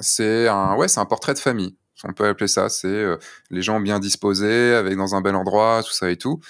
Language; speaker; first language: French; native; French